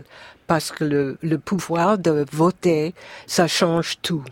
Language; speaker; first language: French; non-native, fluent; English